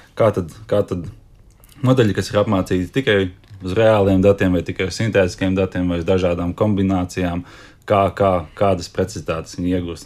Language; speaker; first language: Latvian; native; Latvian